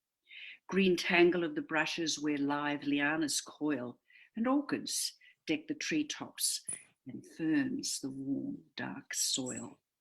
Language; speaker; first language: English; native; English